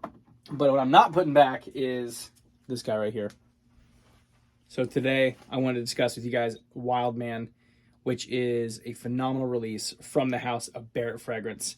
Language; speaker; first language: English; native; English